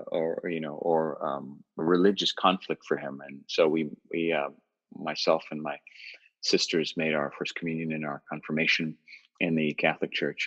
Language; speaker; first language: English; native; English